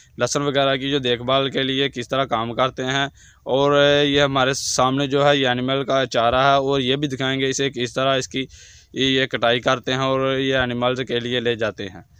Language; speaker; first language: Urdu; non-native, local second language; Punjabi